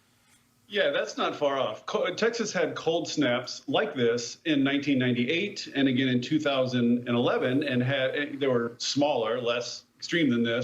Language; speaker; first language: English; native; English